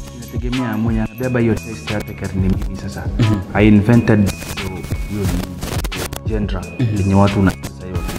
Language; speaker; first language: Swahili; non-native, local second language; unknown